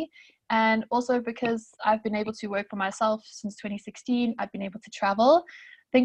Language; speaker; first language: English; native; English